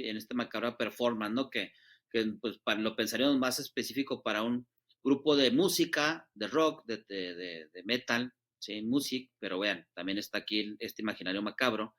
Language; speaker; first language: Spanish; native; Spanish